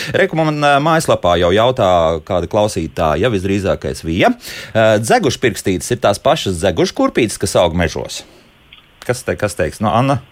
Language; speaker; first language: Latvian; native; Latvian